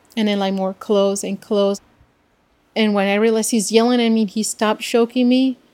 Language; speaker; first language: English; non-native, fluent; Spanish